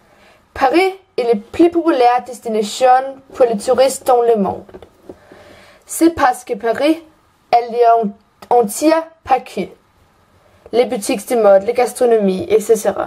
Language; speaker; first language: French; non-native, learner; Danish